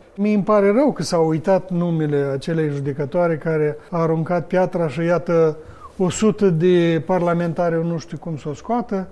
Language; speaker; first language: Romanian; native; Romanian